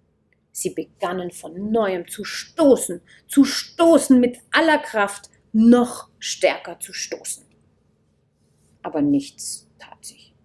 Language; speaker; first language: German; native; German